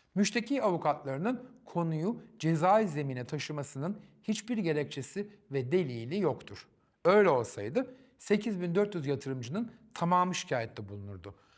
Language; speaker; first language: Turkish; native; Turkish